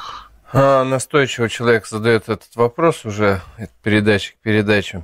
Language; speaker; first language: Russian; native; Russian